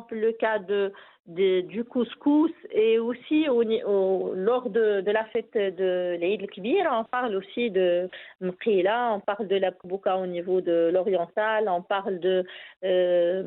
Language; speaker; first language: French; non-native, local second language; Arabic